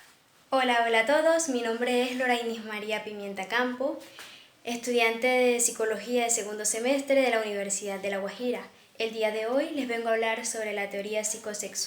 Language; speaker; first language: Spanish; native; Spanish